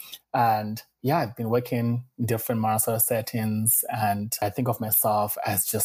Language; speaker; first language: English; non-native, local second language; Shona